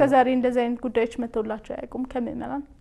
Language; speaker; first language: Amharic; native; Amharic